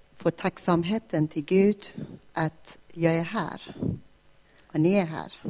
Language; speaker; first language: Swedish; non-native, fluent; Persian